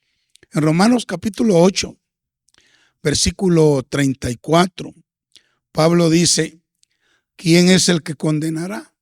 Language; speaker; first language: Spanish; native; Spanish